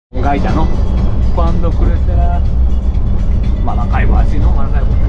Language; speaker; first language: Spanish; non-native, learner; Japanese